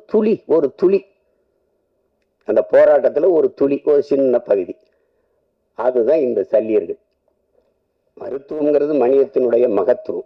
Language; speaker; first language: Tamil; native; Tamil